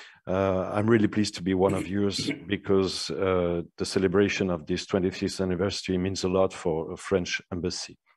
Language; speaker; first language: English; non-native, fluent; French